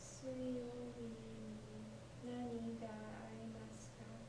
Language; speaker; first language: Japanese; non-native, learner; English